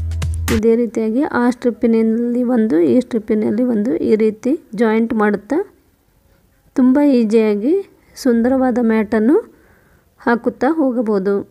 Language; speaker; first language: Kannada; native; Kannada